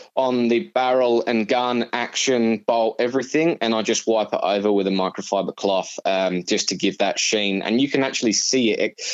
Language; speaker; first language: English; native; English